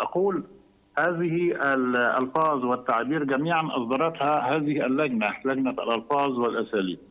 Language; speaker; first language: Arabic; native; Arabic